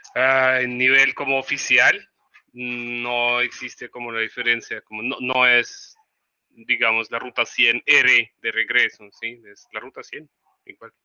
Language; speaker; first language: Spanish; non-native, fluent; Russian